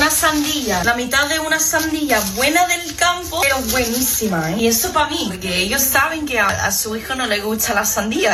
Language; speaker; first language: Spanish; non-native, fluent; English